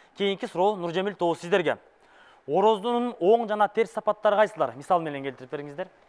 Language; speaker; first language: Kyrgyz; native; Kyrgyz